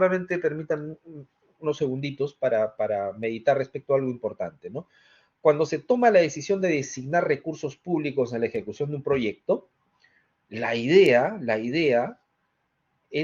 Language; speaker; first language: Spanish; native; Spanish